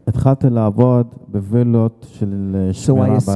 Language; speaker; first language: Hebrew; non-native, fluent; Arabic